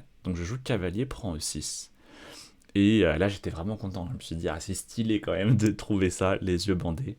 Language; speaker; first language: French; native; French